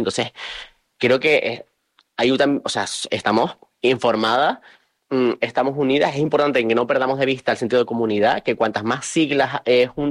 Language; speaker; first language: Spanish; native; Spanish